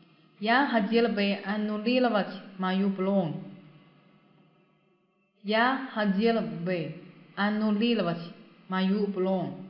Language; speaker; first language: Russian; non-native, fluent; Chinese